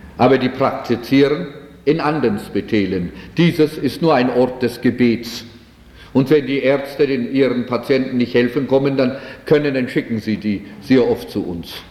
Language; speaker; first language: German; early bilingual, heritage; German